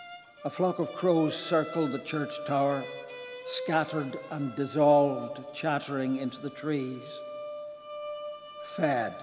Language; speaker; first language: English; native; English